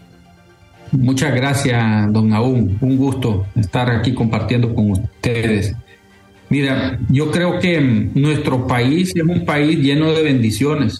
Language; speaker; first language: Spanish; native; Spanish